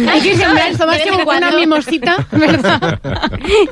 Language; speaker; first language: Spanish; native; Spanish